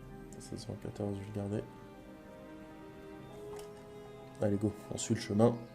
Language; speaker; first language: French; native; French